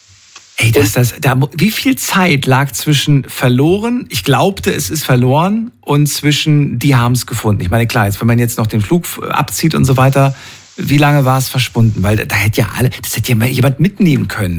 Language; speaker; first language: German; native; German